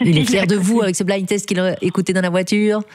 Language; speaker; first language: French; native; French